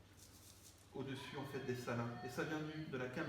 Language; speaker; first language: French; native; French